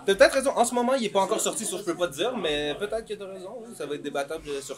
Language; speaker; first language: French; native; French